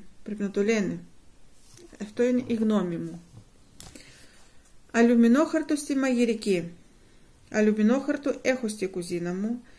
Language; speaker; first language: Greek; non-native, fluent; Russian